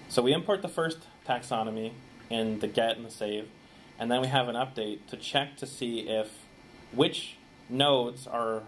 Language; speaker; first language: English; native; English